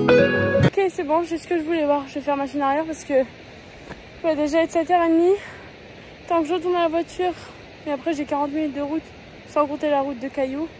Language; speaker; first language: French; native; French